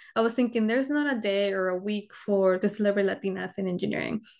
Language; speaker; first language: English; early bilingual, other home language; Spanish